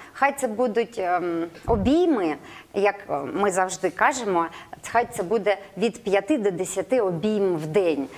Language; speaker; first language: Ukrainian; non-native, local second language; Russian